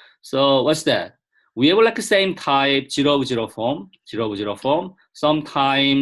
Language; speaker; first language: English; non-native, fluent; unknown